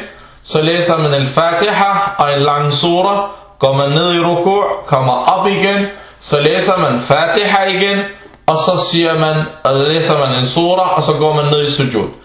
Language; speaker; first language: Danish; early bilingual, other home language; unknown